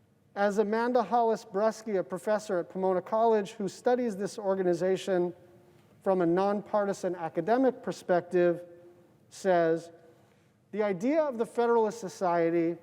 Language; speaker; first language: English; native; English